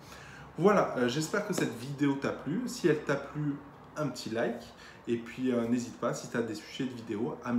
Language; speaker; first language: French; native; French